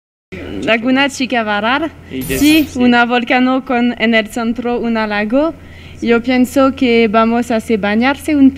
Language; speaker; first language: Spanish; non-native, learner; French